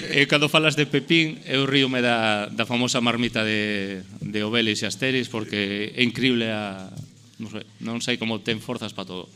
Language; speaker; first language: Galician; non-native, local second language; Spanish